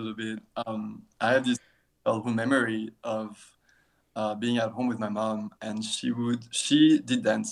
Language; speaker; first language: English; non-native, fluent; French